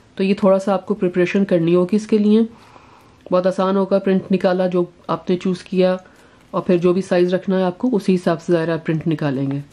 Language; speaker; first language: Urdu; native; Urdu